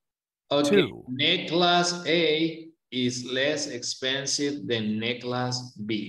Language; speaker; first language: English; non-native, fluent; Spanish